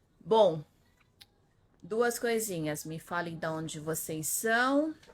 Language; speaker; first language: Portuguese; early bilingual, other home language; Korean